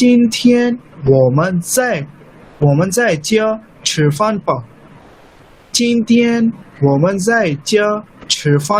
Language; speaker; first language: Chinese; non-native, fluent; Urdu